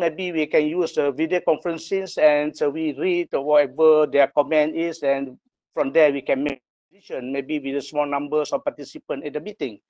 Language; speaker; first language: English; non-native, local second language; Malay